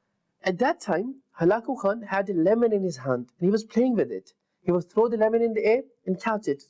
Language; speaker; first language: English; non-native, local second language; Urdu